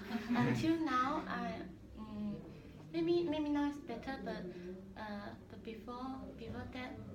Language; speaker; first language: English; non-native, learner; Malay